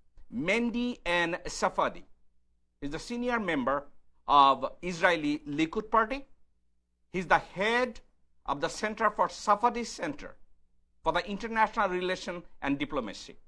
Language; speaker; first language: English; non-native, fluent; Bangla